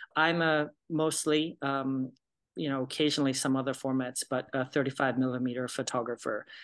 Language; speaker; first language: English; early bilingual, other home language; Japanese